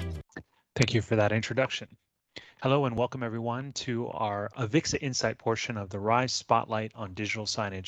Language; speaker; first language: English; native; English